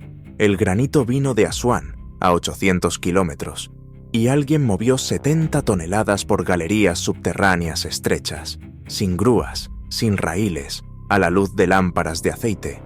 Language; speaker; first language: Spanish; native; Spanish